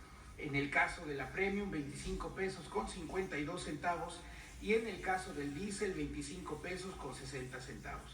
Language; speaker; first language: Spanish; native; Spanish